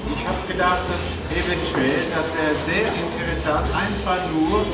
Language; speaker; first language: German; non-native, fluent; French